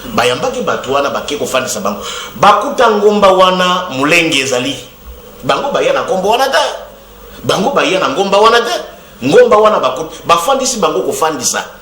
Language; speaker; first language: Lingala; non-native, local second language; Swahili